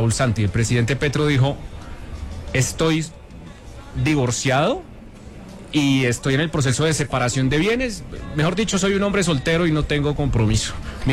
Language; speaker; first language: Spanish; native; Spanish